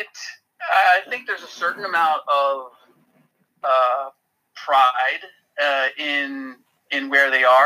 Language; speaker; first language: English; native; English